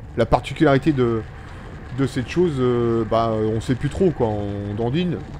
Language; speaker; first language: French; native; French